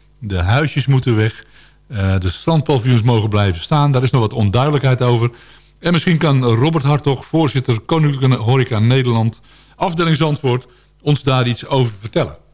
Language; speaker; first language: Dutch; native; Dutch